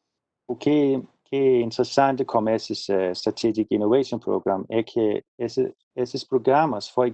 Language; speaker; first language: Portuguese; non-native, fluent; Swedish